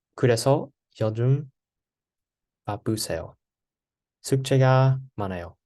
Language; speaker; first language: Korean; non-native, learner; English